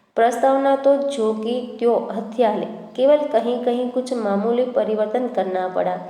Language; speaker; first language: Hindi; non-native, local second language; Gujarati